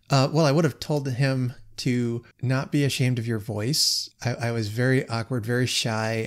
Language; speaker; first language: English; native; English